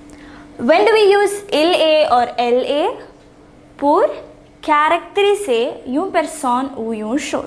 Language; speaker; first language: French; non-native, fluent; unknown